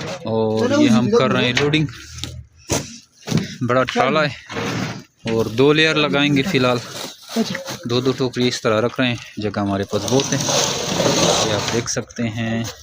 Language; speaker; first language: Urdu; non-native, local second language; Pashto